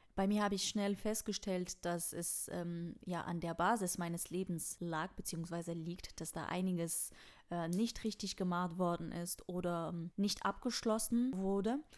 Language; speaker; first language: German; non-native, fluent; French